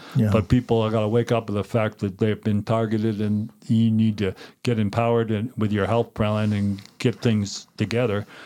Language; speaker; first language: English; native; English